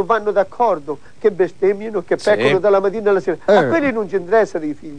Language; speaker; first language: Italian; non-native, local second language; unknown